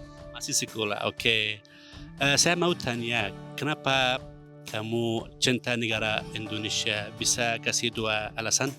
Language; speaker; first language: Indonesian; non-native, fluent; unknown